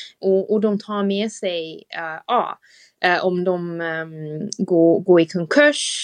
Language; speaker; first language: Swedish; non-native, fluent; English